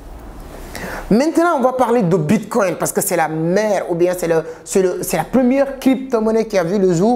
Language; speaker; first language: French; non-native, local second language; Wolof